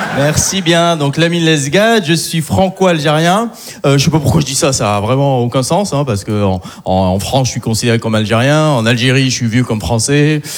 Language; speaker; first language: French; early bilingual, other home language; Arabic